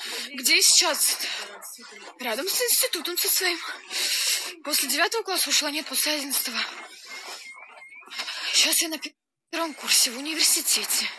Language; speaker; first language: Russian; native; Russian